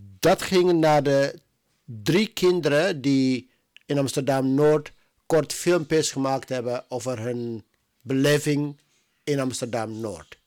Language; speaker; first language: Dutch; non-native, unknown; Amharic